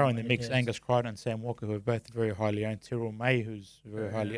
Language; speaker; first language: English; native; English